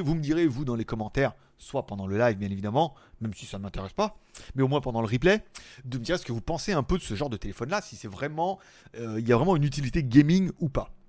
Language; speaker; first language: French; native; French